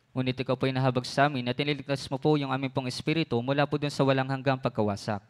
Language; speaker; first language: Filipino; native; Filipino